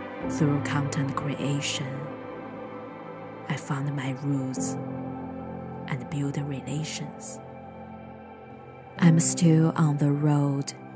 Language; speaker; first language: English; non-native, fluent; Chinese